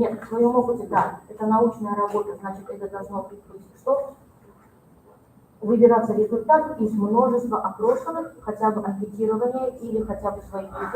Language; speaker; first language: Russian; non-native, local second language; Kazakh